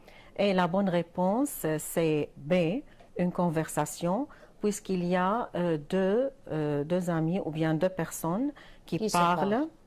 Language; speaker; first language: French; non-native, fluent; Arabic